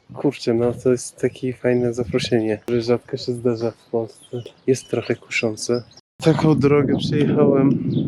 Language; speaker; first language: Polish; non-native, fluent; Persian